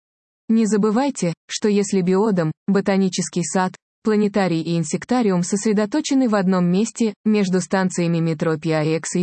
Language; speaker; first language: Russian; native; Russian